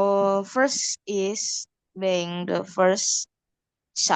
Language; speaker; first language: English; non-native, learner; Indonesian